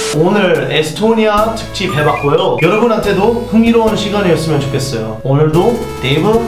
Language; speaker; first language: Korean; non-native, fluent; English